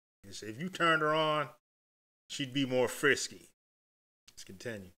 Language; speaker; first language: English; native; English